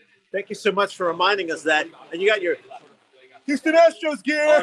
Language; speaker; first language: English; early bilingual, other home language; Spanish